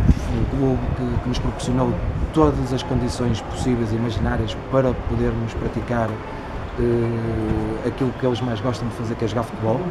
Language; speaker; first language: Portuguese; native; Portuguese